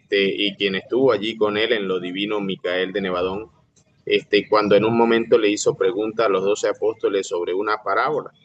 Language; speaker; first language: Spanish; native; Spanish